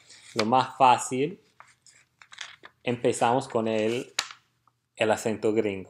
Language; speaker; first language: Spanish; non-native, fluent; English